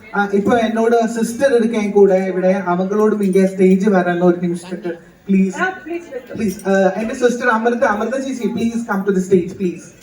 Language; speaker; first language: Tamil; non-native, learner; Malayalam